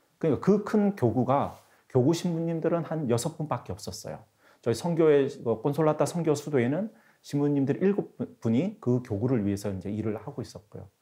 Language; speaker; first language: Korean; native; Korean